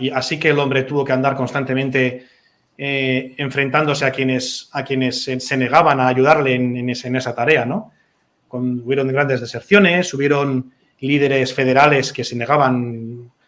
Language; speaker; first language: Spanish; native; Spanish